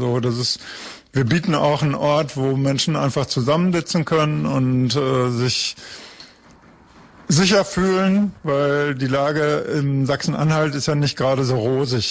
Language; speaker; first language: German; native; German